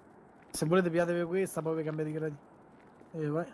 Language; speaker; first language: Italian; native; Italian